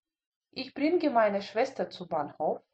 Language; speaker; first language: German; non-native, fluent; Russian